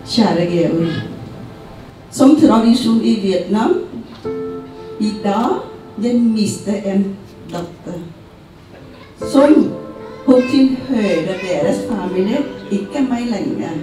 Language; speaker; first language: Norwegian; non-native, fluent; Vietnamese